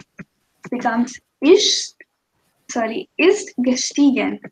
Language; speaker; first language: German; non-native, fluent; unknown